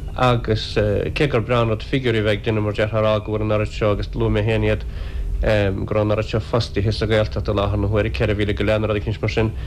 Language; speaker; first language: Irish; native; Irish